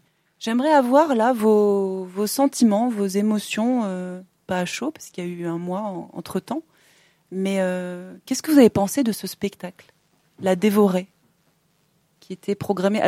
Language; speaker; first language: French; native; French